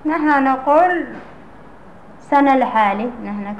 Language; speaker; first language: Arabic; non-native, learner; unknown